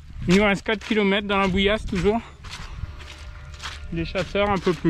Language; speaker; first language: French; native; French